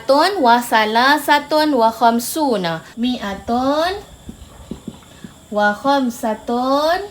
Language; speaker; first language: Arabic; non-native, fluent; Malay